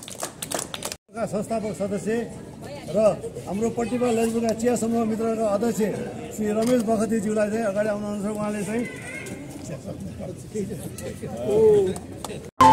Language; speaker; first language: Nepali; native; Nepali